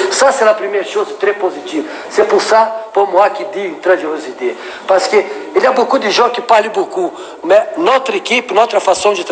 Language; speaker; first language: French; non-native, learner; Portuguese